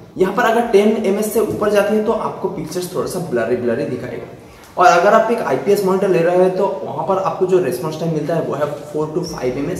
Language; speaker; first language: Hindi; non-native, local second language; Bangla